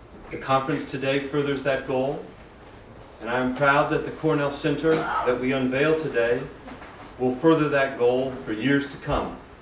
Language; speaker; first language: English; native; English